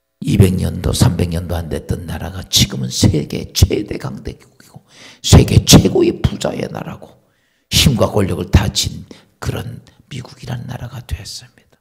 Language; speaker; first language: Korean; native; Korean